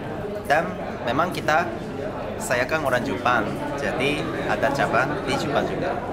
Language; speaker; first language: Indonesian; non-native, fluent; Japanese